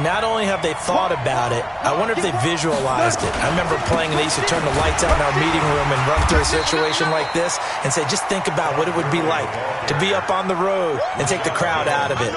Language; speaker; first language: English; native; English